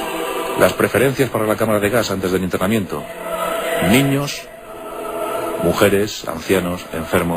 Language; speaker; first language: Spanish; native; Spanish